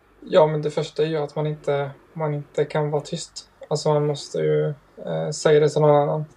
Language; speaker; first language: Swedish; early bilingual, other home language; Arabic